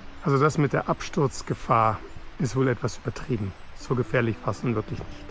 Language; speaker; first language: German; native; German